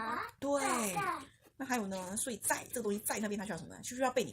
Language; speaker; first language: Chinese; native; Chinese